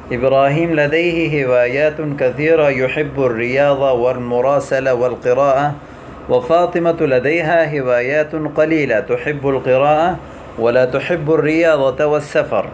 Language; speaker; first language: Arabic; non-native, fluent; Urdu